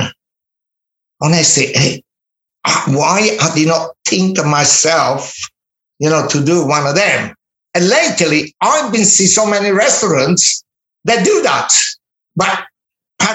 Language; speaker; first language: English; non-native, fluent; Italian